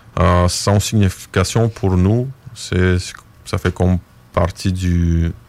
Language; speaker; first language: French; non-native, fluent; Bulgarian